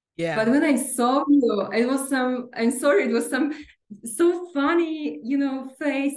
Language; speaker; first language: English; non-native, fluent; Polish